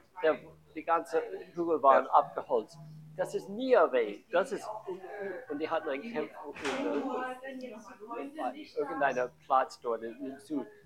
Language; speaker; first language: German; non-native, learner; English